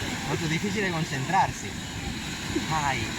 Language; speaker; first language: Italian; native; Italian